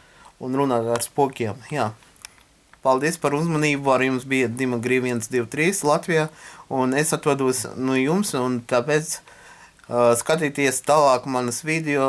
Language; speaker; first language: Latvian; non-native, local second language; Russian